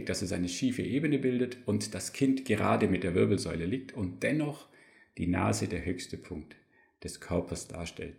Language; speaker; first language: German; native; German